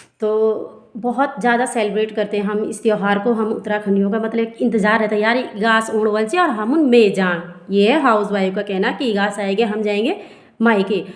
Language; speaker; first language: Hindi; non-native, local second language; Garhwali